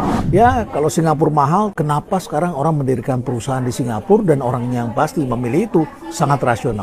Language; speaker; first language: Indonesian; native; Indonesian